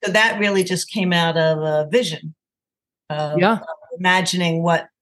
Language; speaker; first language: English; native; English